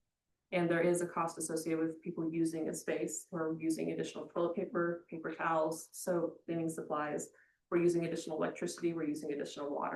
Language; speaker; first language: English; native; English